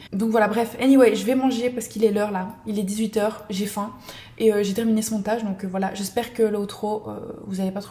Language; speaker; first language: French; native; French